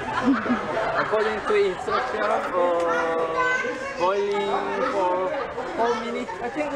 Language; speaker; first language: English; non-native, learner; Korean